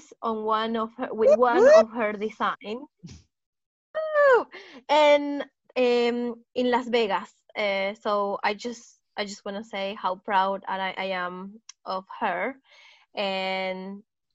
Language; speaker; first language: English; non-native, fluent; Spanish